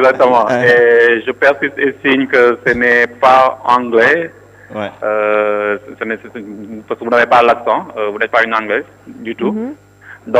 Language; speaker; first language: French; non-native, local second language; Wolof